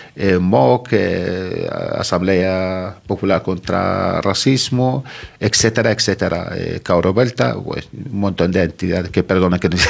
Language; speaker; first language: Spanish; non-native, fluent; Arabic